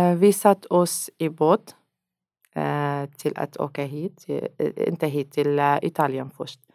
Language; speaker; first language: Swedish; non-native, learner; Arabic